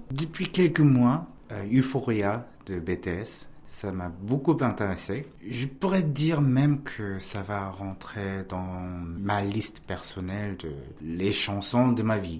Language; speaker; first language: French; non-native, fluent; Korean